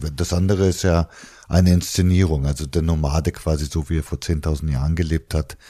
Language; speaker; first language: German; non-native, fluent; Bulgarian